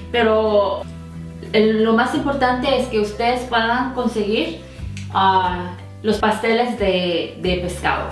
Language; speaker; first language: Spanish; non-native, fluent; Korean